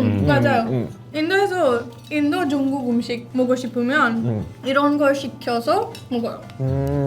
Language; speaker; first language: Korean; non-native, fluent; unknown